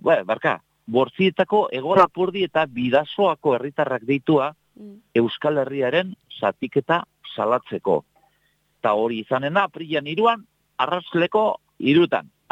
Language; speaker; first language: Basque; native; Basque